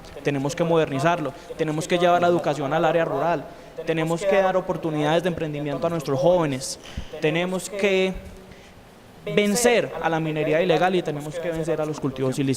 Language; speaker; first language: Spanish; native; Spanish